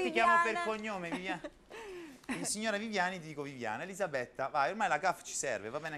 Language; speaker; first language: Italian; native; Italian